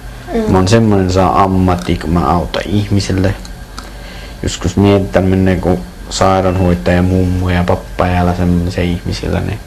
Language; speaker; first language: Finnish; non-native, learner; Persian